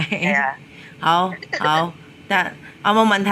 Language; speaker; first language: Cantonese; native; Cantonese